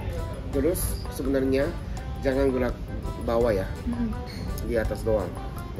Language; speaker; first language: Indonesian; non-native, fluent; Japanese